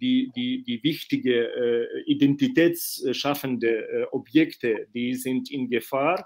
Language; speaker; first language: German; non-native, fluent; Ukrainian